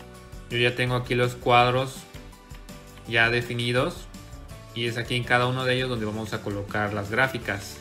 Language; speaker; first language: Spanish; native; Spanish